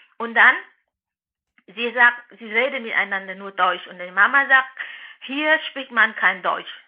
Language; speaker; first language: German; non-native, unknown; Vietnamese